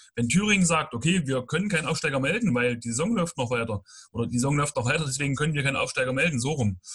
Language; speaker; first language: German; native; German